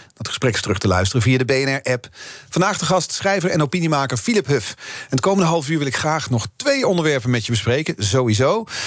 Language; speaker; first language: Dutch; native; Dutch